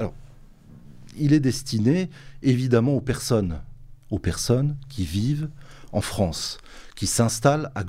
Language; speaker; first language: French; native; French